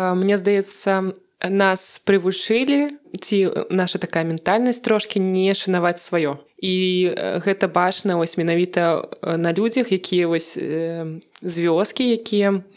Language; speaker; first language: Belarusian; non-native, local second language; Russian